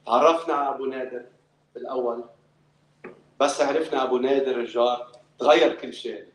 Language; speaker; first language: Arabic; early bilingual, other home language; English